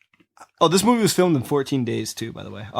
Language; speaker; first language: English; native; English